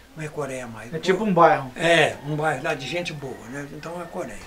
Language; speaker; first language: Portuguese; native; Portuguese